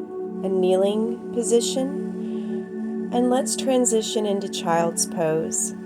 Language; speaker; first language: English; native; English